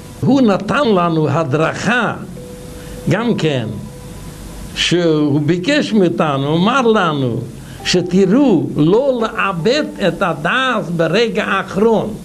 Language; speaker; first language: Hebrew; non-native, fluent; Yiddish